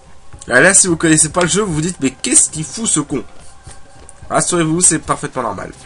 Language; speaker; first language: French; native; French